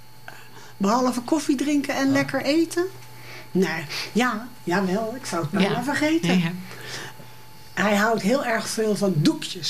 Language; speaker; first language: Dutch; native; Dutch